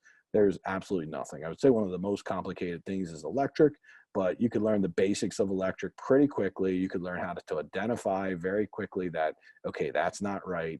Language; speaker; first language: English; native; English